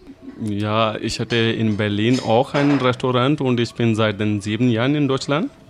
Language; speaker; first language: German; non-native, fluent; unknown